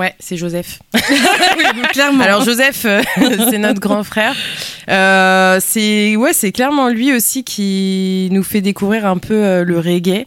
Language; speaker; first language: French; early bilingual, other home language; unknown